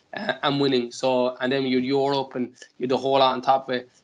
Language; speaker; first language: English; native; English